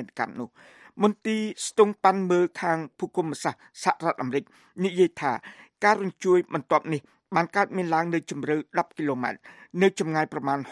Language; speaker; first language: Khmer; native; Khmer